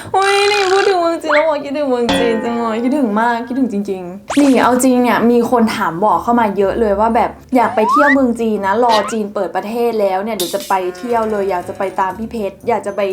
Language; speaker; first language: Thai; native; Thai